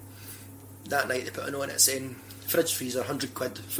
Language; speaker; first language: English; native; English